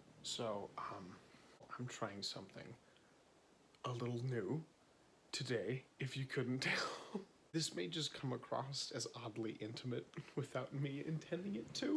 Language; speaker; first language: English; native; English